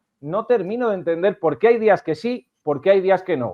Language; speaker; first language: Spanish; native; Spanish